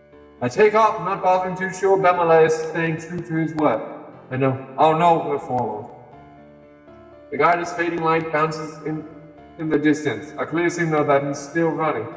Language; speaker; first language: English; native; English